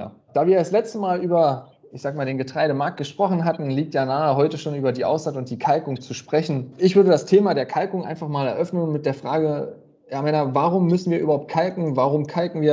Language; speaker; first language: German; native; German